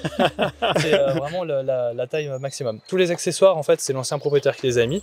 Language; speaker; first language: French; native; French